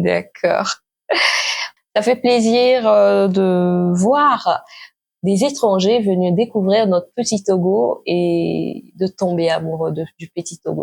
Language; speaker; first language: French; native; French